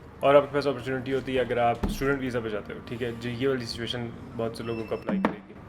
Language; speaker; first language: Urdu; native; Urdu